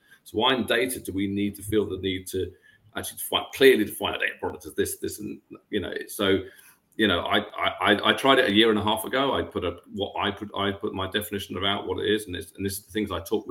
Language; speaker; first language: English; native; English